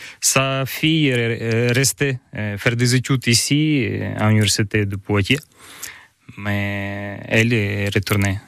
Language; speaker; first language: French; non-native, learner; Ukrainian